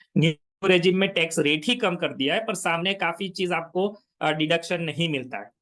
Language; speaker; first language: Hindi; non-native, local second language; Gujarati